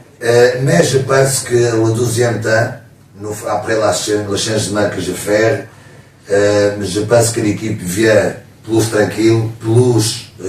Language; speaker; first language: French; non-native, learner; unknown